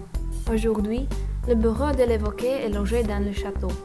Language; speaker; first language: French; non-native, learner; Slovak